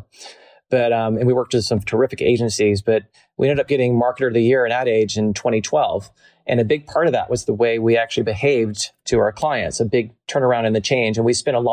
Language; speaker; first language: English; native; English